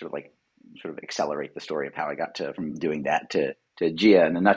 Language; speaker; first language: English; native; English